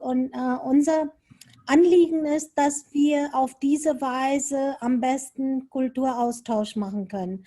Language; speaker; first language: German; non-native, fluent; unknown